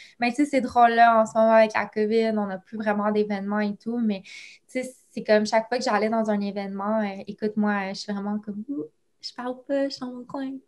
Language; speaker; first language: French; native; French